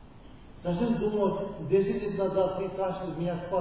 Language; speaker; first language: Russian; non-native, learner; Tibetan